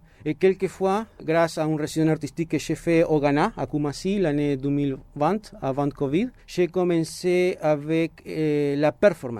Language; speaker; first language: French; non-native, fluent; Spanish